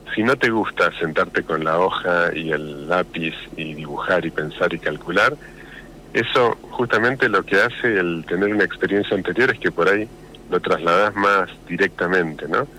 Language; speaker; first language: Spanish; native; Spanish